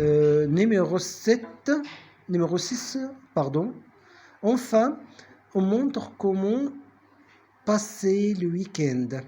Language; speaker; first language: French; non-native, fluent; Arabic